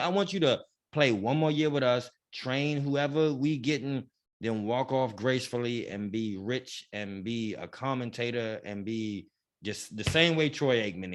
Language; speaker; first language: English; native; English